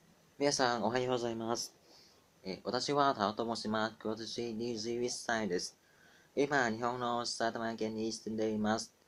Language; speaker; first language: Japanese; non-native, learner; Vietnamese